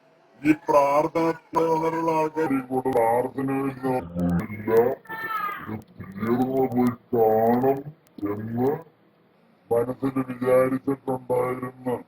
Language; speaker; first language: Malayalam; native; Malayalam